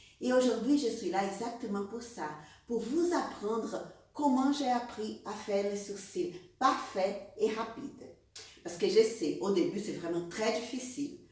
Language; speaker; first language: French; non-native, fluent; Portuguese